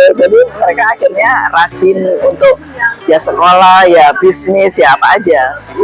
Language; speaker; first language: Indonesian; native; Indonesian